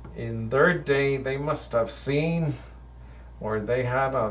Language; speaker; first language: English; early bilingual, other home language; Spanish